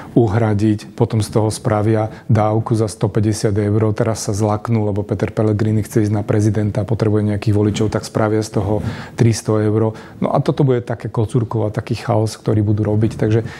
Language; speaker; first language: Slovak; native; Slovak